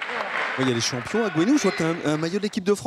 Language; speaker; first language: French; native; French